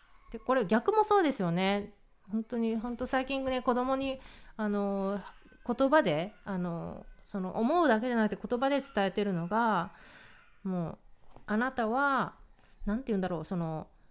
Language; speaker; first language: Japanese; native; Japanese